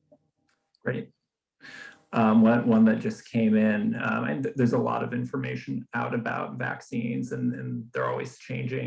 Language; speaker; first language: English; native; English